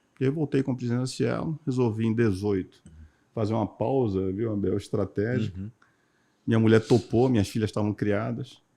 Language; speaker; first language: Portuguese; native; Portuguese